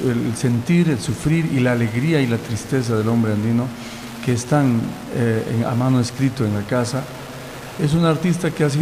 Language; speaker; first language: Spanish; non-native, local second language; Quechua